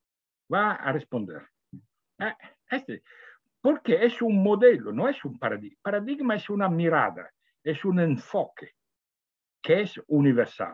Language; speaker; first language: Spanish; non-native, fluent; Italian